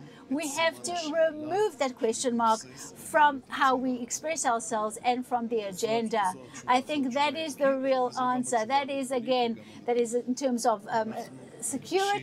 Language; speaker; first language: English; non-native, fluent; Hebrew